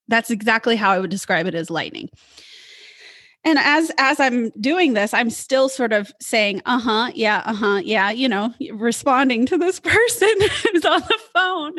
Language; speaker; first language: English; native; English